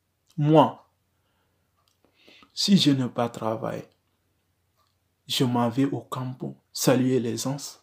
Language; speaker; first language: French; non-native, learner; Wolof